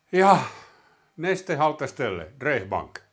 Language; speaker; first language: German; non-native, learner; Finnish